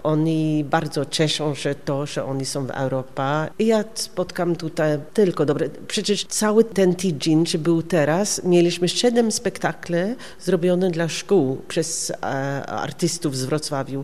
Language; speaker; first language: Polish; non-native, learner; Norwegian